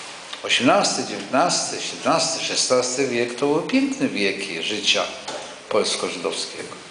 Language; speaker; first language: Polish; non-native, local second language; Yiddish